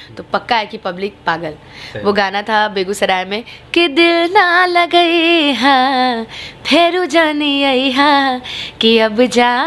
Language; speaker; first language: Hindi; native; Hindi